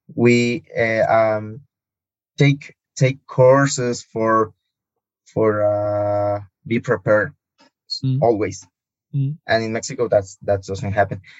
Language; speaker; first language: English; non-native, learner; Spanish